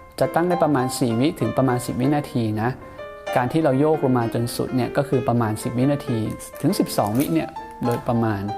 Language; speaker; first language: Thai; native; Thai